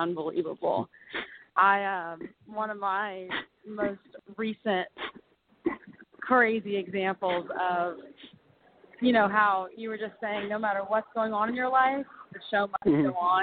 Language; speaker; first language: English; native; English